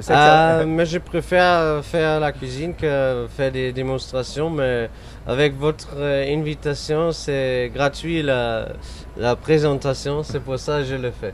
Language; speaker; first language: French; non-native, fluent; German